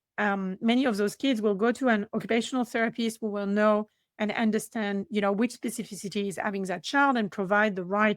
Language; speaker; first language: English; non-native, fluent; French